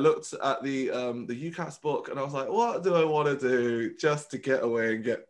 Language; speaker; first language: English; non-native, local second language; Vietnamese